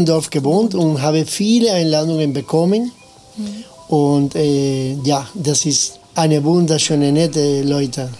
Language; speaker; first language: German; non-native, fluent; Spanish